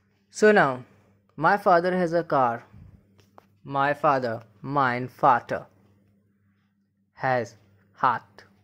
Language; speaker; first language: English; non-native, local second language; Hindi